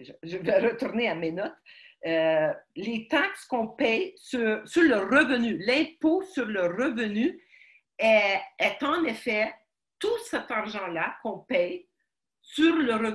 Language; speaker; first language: French; early bilingual, other home language; Ukrainian